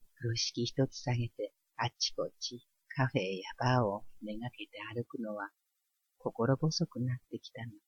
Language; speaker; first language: Japanese; native; Japanese